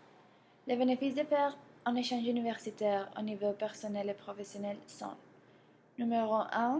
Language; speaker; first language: French; non-native, learner; Spanish